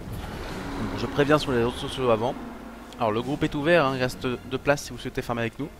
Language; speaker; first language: French; native; French